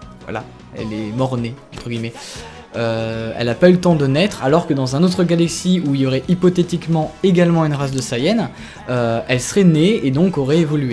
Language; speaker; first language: French; native; French